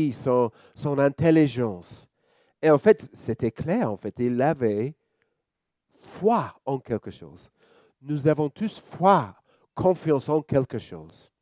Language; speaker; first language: French; non-native, fluent; English